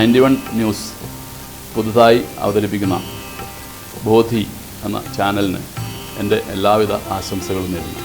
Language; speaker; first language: Malayalam; native; Malayalam